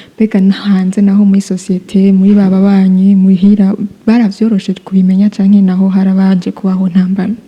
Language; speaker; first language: Rundi; native; Rundi